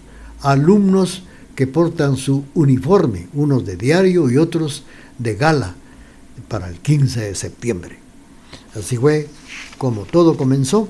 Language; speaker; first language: Spanish; native; Spanish